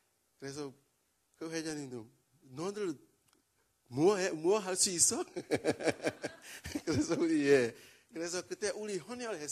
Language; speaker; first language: Korean; non-native, learner; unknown